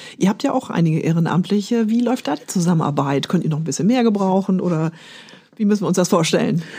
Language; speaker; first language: German; native; German